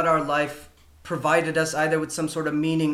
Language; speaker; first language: English; non-native, local second language; Urdu